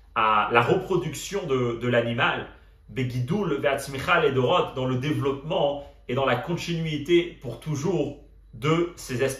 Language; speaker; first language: French; native; French